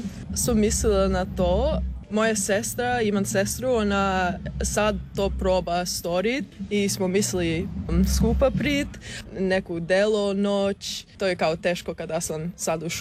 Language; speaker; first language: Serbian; early bilingual, heritage; English